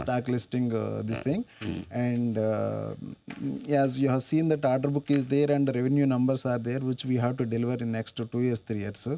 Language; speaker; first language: English; non-native, local second language; Telugu